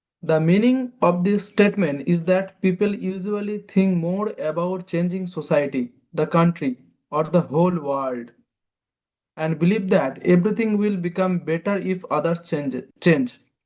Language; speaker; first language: English; non-native, local second language; Bangla